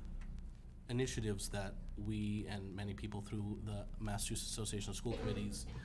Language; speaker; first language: English; native; English